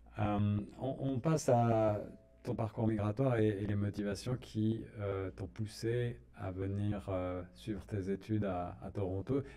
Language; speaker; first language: French; native; French